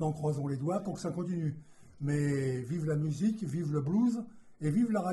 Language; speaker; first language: French; native; French